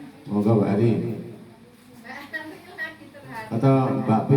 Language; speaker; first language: Indonesian; native; Indonesian